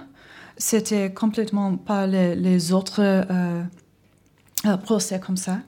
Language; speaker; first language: French; non-native, learner; English